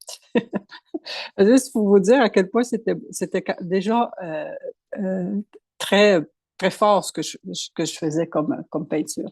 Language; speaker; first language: French; native; French